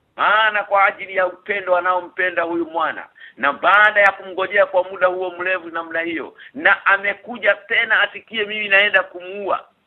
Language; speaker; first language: Swahili; non-native, local second language; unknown